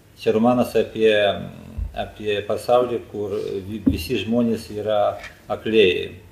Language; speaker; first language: Lithuanian; non-native, fluent; Ukrainian